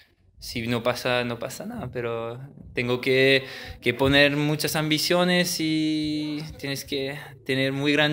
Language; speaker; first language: Spanish; early bilingual, heritage; French